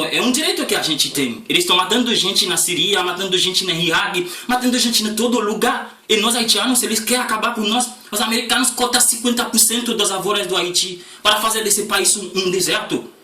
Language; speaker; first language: Portuguese; non-native, learner; Haitian Creole